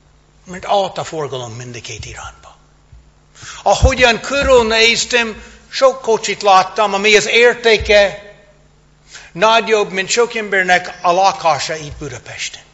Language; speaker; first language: Hungarian; non-native, fluent; English